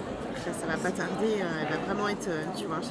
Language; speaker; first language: French; native; French